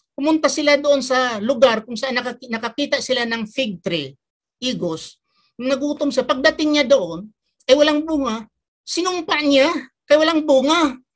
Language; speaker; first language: Filipino; native; Filipino